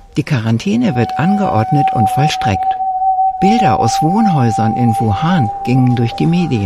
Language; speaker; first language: German; native; German